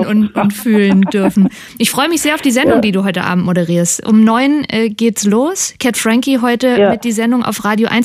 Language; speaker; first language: German; native; German